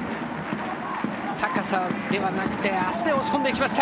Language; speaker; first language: Japanese; native; Japanese